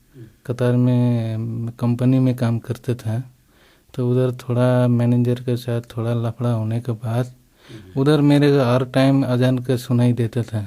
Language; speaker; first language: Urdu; non-native, learner; Nepali